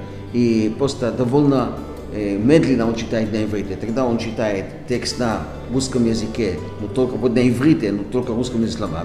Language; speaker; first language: Russian; non-native, fluent; Hebrew